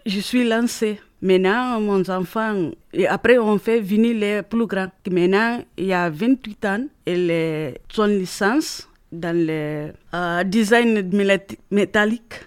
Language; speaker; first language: French; non-native, learner; Upper Guinea Crioulo